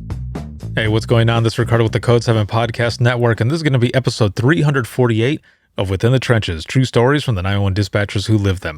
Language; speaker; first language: English; native; English